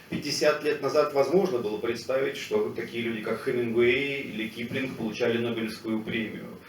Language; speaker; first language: Russian; native; Russian